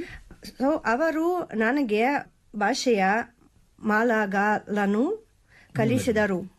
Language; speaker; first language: Kannada; non-native, learner; Russian